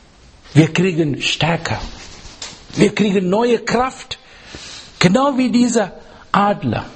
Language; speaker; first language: German; non-native, fluent; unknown